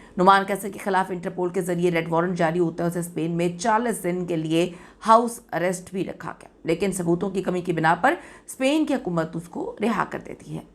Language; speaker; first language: Urdu; native; Urdu